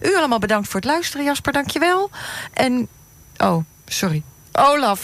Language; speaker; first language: Dutch; native; Dutch